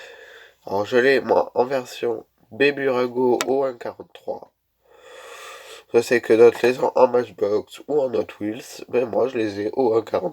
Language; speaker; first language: French; native; French